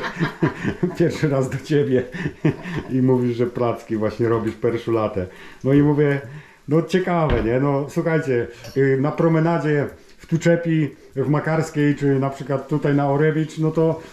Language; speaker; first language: Polish; native; Polish